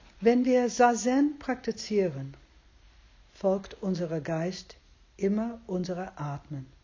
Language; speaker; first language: German; non-native, fluent; English